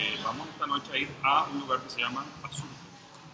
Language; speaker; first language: Spanish; native; Spanish